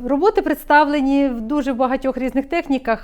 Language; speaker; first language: Ukrainian; native; Ukrainian